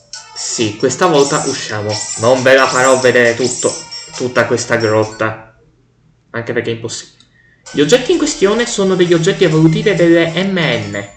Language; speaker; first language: Italian; native; Italian